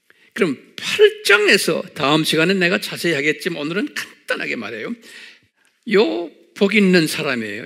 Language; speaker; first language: Korean; native; Korean